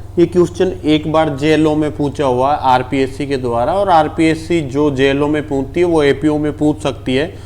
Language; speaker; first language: Hindi; native; Hindi